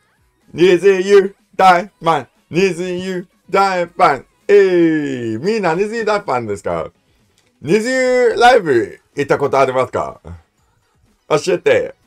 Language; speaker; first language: Japanese; non-native, learner; English